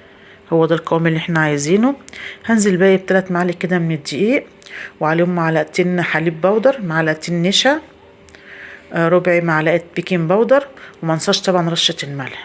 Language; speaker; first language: Arabic; native; Arabic